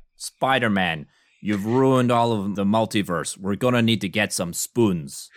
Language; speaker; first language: English; native; English